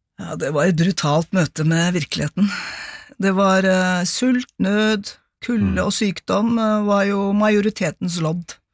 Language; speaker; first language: Norwegian; native; Norwegian